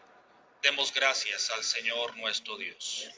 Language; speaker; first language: Spanish; native; Spanish